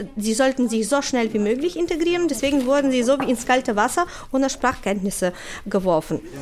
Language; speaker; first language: German; non-native, fluent; Ukrainian